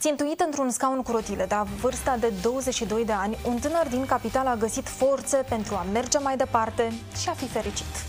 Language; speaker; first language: Romanian; native; Romanian